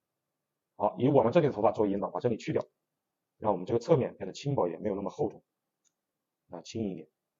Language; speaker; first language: Chinese; native; Chinese